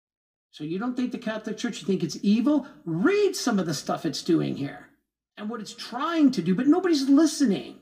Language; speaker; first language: English; native; English